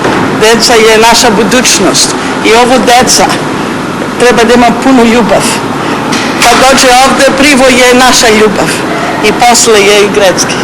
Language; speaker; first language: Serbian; non-native, learner; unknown